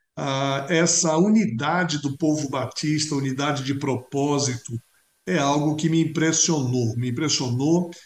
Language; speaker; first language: Portuguese; native; Portuguese